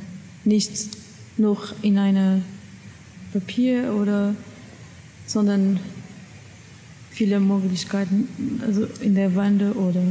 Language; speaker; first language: German; non-native, learner; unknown